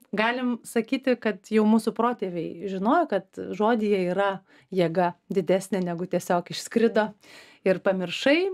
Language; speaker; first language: Lithuanian; native; Lithuanian